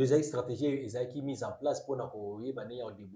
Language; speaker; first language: French; non-native, local second language; Lingala